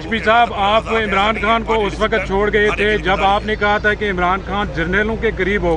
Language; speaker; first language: Urdu; native; Urdu